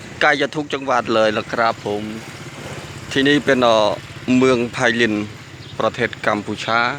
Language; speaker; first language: Thai; non-native, fluent; Khmer